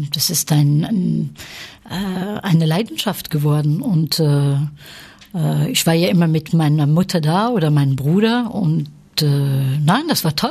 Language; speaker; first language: German; early bilingual, heritage; French